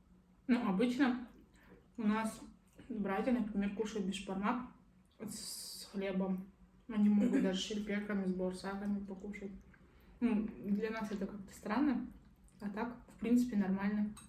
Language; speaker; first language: Russian; non-native, local second language; Kazakh